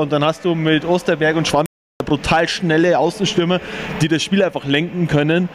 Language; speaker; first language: German; native; German